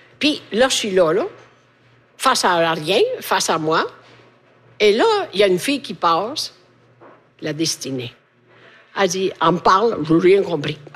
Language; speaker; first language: French; non-native, fluent; Italian